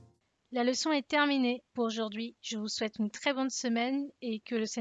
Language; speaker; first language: French; native; French